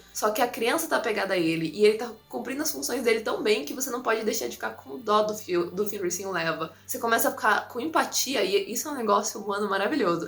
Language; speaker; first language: Portuguese; native; Portuguese